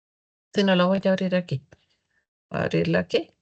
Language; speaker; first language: Spanish; native; Spanish